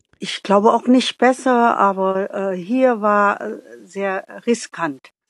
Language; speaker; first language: German; non-native, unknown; Vietnamese